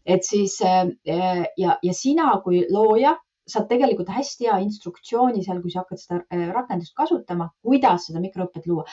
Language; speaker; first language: Estonian; non-native, local second language; Russian